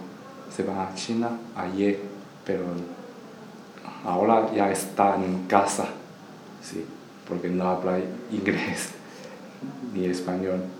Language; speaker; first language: Spanish; non-native, learner; Chinese